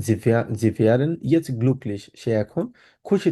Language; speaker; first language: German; non-native, fluent; Bangla